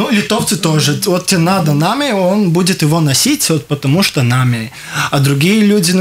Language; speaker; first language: Russian; non-native, local second language; Latvian